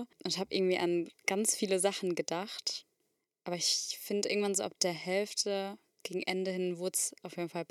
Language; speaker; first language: German; native; German